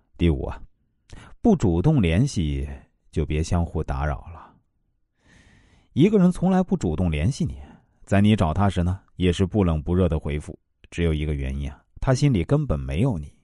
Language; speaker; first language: Chinese; native; Chinese